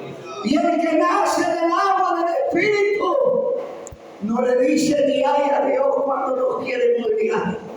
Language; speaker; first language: Spanish; native; Spanish